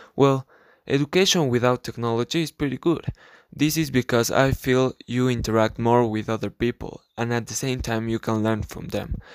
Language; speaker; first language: English; non-native, learner; Spanish